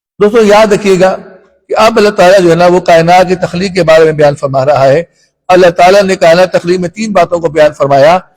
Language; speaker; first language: Urdu; non-native, local second language; Punjabi